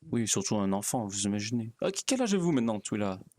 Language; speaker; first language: French; native; French